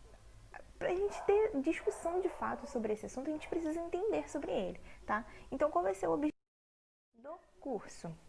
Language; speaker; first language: Portuguese; native; Portuguese